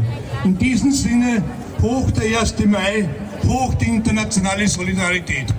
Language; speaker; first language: German; native; German